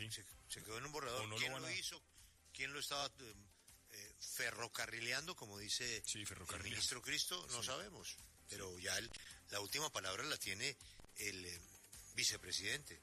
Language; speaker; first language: Spanish; native; Spanish